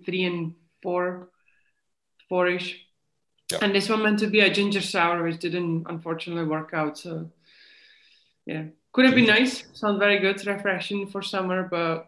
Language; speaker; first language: English; non-native, fluent; Czech